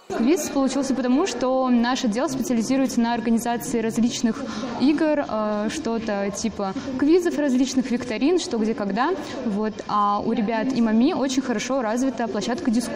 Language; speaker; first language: Russian; native; Russian